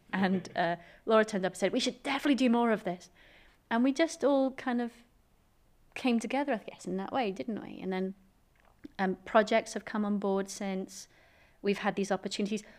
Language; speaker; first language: English; native; English